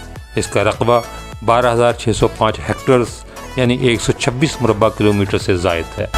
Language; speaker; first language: Urdu; native; Urdu